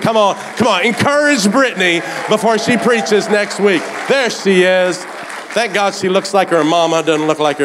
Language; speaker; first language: English; native; English